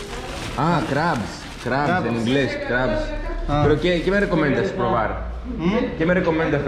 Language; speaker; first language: Spanish; non-native, learner; Greek